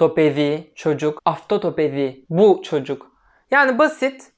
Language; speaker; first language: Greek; non-native, learner; Turkish